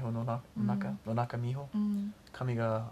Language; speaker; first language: Japanese; non-native, learner; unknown